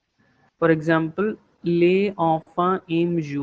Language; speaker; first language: French; non-native, fluent; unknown